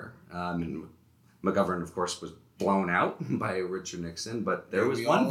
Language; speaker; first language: English; native; English